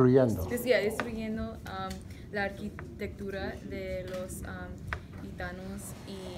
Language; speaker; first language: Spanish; non-native, learner; English